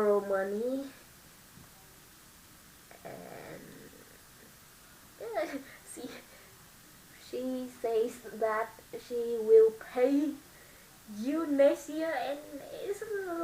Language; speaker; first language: English; non-native, learner; Vietnamese